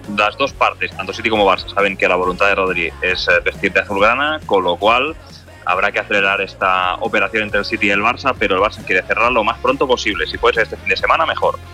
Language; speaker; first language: Spanish; non-native, local second language; Catalan